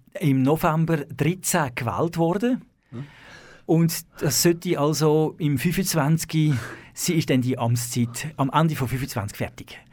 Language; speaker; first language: German; native; German